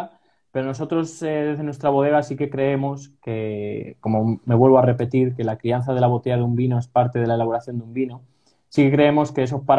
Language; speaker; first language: Spanish; native; Spanish